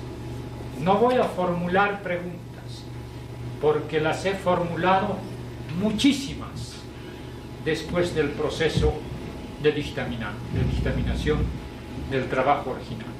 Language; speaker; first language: Spanish; native; Spanish